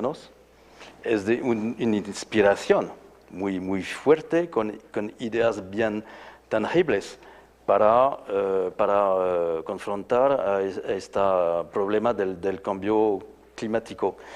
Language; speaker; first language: Spanish; non-native, fluent; French